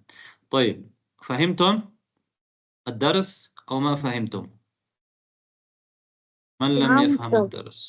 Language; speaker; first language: Arabic; non-native, fluent; Tamil